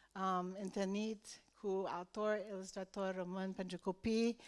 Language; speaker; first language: Romanian; non-native, learner; English